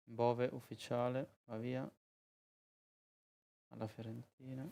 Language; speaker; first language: Italian; native; Italian